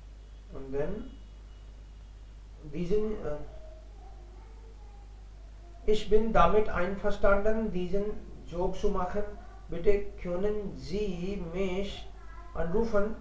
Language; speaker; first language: German; non-native, fluent; Hindi